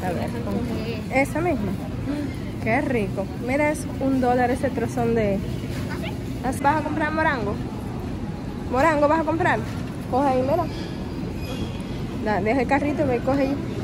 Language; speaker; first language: Spanish; native; Spanish